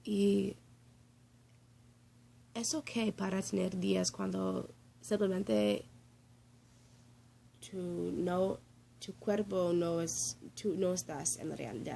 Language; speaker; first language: Spanish; non-native, learner; English